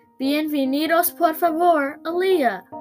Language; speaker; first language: Spanish; non-native, learner; English